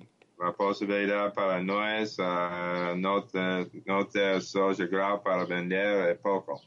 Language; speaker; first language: Portuguese; non-native, learner; English